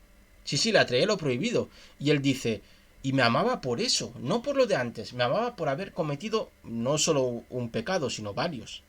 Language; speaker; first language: Spanish; native; Spanish